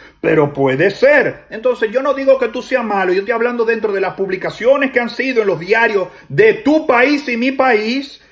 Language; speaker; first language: Spanish; native; Spanish